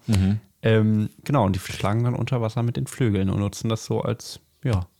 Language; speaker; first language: German; native; German